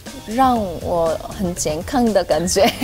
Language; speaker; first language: Chinese; non-native, fluent; Korean